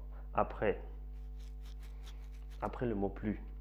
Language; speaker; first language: French; non-native, fluent; Russian